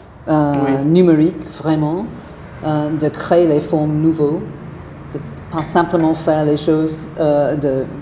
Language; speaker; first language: French; non-native, fluent; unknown